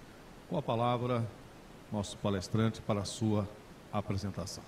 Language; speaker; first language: Portuguese; native; Portuguese